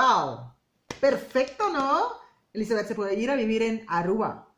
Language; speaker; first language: Spanish; non-native, fluent; Papiamento